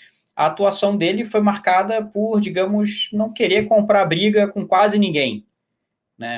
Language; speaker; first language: Portuguese; native; Portuguese